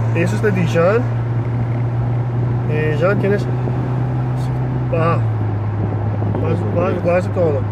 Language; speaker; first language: Portuguese; non-native, learner; Italian